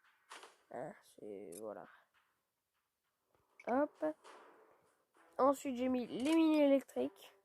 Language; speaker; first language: French; native; French